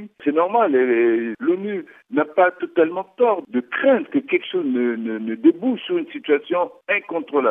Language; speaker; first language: French; non-native, local second language; Sango